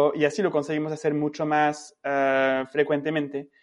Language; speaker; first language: Spanish; non-native, fluent; French